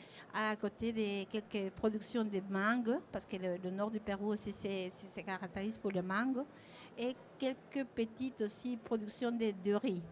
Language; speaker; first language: French; non-native, fluent; Spanish